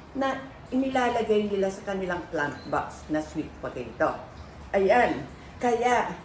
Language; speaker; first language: Filipino; non-native, local second language; Iloko